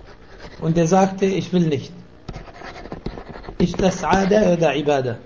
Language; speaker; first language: German; non-native, fluent; Arabic